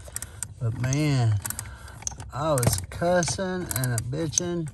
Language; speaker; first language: English; native; English